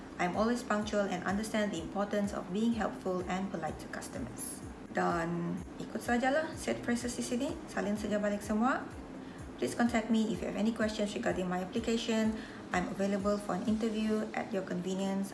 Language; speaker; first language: English; non-native, local second language; Malay